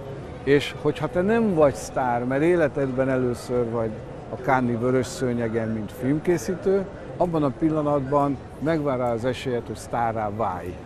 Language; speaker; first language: Hungarian; native; Hungarian